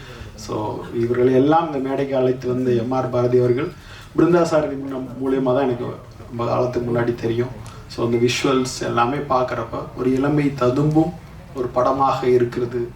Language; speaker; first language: Tamil; native; Tamil